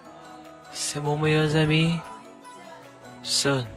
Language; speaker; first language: French; non-native, learner; Vietnamese